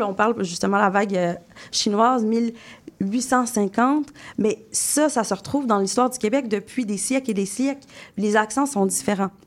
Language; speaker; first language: French; native; French